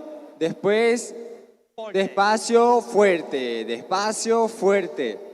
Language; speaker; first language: Spanish; native; Spanish